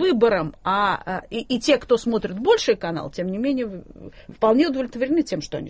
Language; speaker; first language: Russian; native; Russian